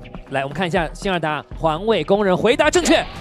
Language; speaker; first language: Chinese; native; Chinese